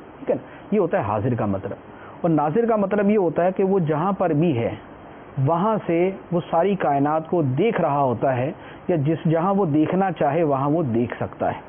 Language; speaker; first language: Urdu; native; Urdu